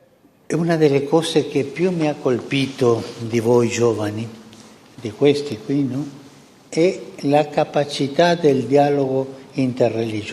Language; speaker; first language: Italian; non-native, fluent; Spanish